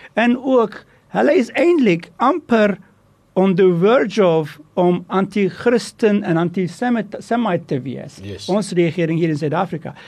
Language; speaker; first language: Afrikaans; non-native, fluent; Turkish